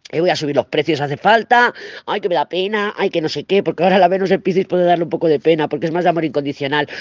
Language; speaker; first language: Spanish; native; Spanish